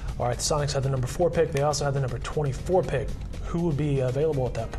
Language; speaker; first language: English; native; English